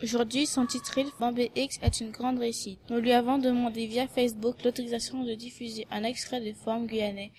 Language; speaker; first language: French; native; French